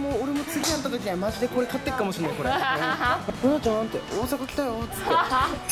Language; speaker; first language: Japanese; native; Japanese